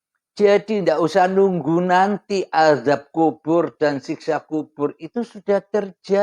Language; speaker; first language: Indonesian; non-native, local second language; Javanese